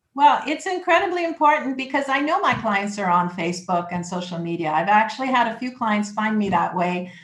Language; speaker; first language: English; native; English